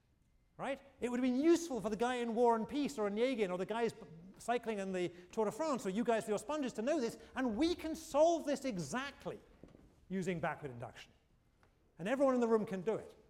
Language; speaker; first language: English; native; English